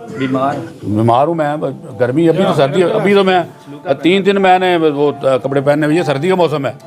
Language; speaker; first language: Urdu; non-native, local second language; Punjabi